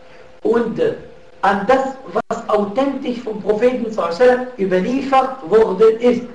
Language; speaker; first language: German; non-native, fluent; Arabic